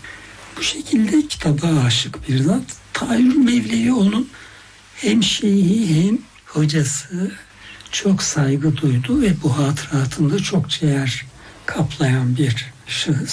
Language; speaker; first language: Turkish; native; Turkish